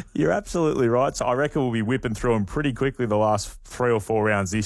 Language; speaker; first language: English; native; English